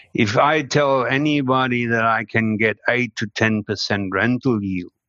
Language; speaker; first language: English; non-native, fluent; German